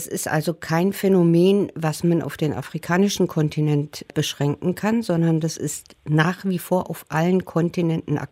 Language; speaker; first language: German; native; German